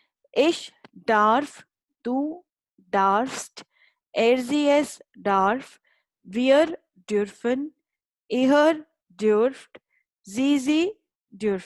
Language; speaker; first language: German; non-native, fluent; Hindi